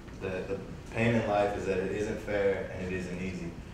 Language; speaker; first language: English; early bilingual, other home language; Spanish